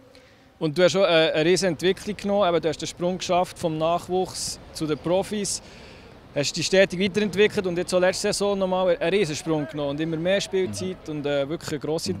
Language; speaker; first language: German; native; German